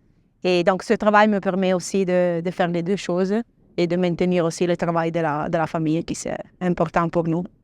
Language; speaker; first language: French; non-native, local second language; Italian